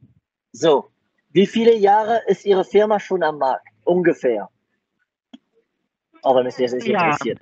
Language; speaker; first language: German; native; German